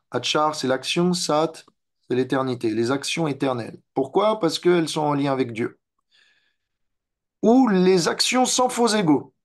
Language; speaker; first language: French; native; French